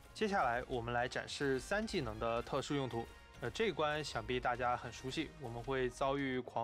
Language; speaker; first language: Chinese; native; Chinese